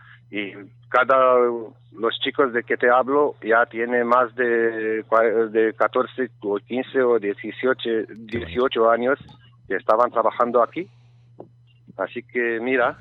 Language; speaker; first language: Spanish; non-native, learner; Romanian